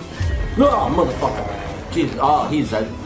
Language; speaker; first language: English; native; English